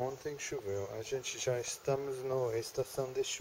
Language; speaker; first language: Portuguese; non-native, learner; English